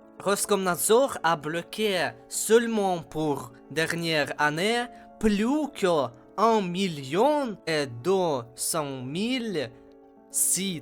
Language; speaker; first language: French; non-native, learner; Russian